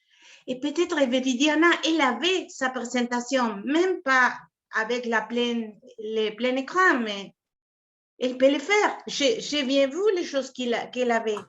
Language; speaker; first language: French; non-native, fluent; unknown